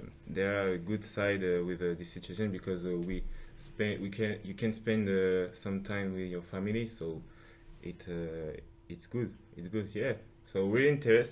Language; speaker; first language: English; non-native, local second language; French